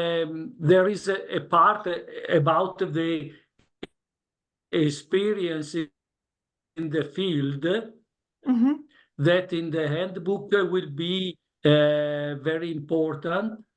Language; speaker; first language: English; non-native, learner; Italian